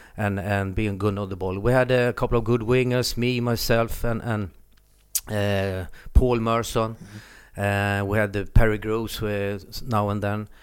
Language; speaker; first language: English; non-native, fluent; Swedish